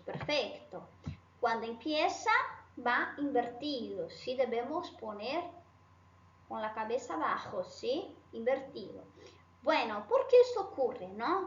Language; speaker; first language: Spanish; non-native, fluent; Portuguese